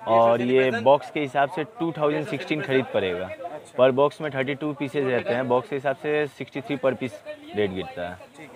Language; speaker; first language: Hindi; native; Hindi